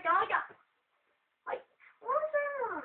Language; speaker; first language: Turkish; non-native, learner; Azerbaijani